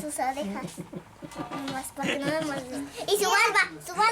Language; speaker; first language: Spanish; native; Spanish